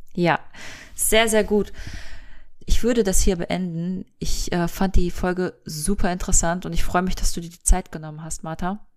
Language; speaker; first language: German; early bilingual, other home language; Russian